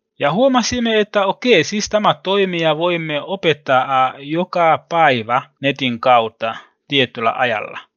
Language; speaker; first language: Finnish; non-native, learner; Swahili